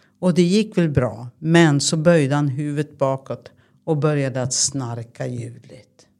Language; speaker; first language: Swedish; native; Swedish